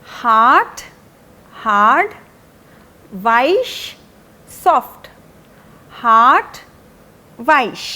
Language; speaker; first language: German; non-native, fluent; Hindi